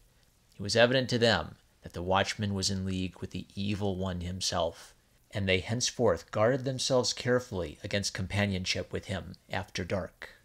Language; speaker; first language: English; native; English